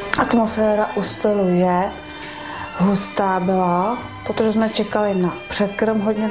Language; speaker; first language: Czech; non-native, learner; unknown